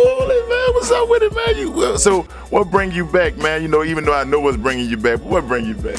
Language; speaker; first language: English; native; English